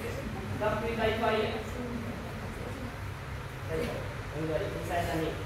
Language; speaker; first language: Vietnamese; non-native, learner; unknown